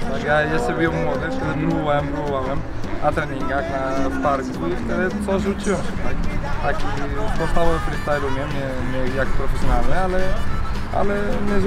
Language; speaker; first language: Polish; non-native, learner; Spanish